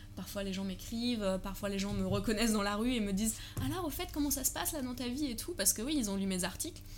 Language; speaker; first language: French; early bilingual, heritage; German